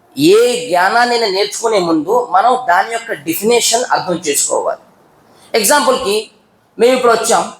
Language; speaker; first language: Telugu; non-native, local second language; Urdu